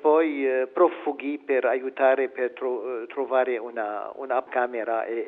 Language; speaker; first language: Italian; non-native, fluent; Arabic